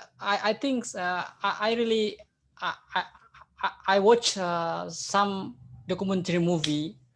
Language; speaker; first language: English; non-native, fluent; Indonesian